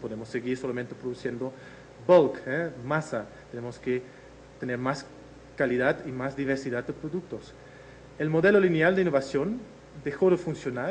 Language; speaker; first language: Spanish; non-native, fluent; Dutch